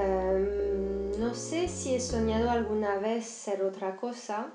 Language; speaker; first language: Spanish; non-native, fluent; French